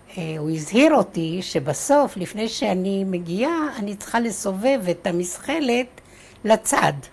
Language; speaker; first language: Hebrew; early bilingual, other home language; Czech